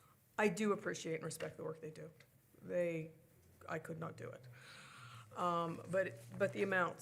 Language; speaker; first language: English; native; English